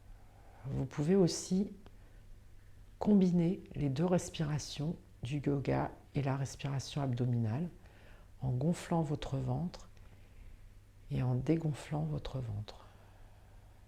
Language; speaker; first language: French; native; French